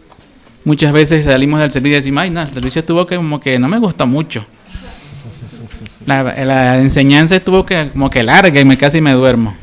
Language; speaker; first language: Spanish; native; Spanish